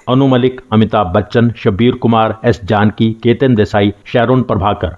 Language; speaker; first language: Hindi; native; Hindi